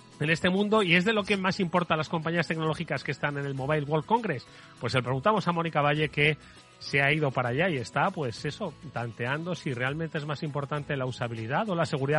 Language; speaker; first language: Spanish; native; Spanish